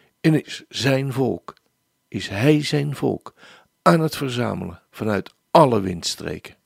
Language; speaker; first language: Dutch; native; Dutch